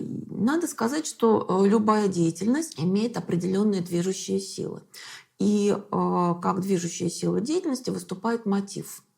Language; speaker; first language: Russian; native; Russian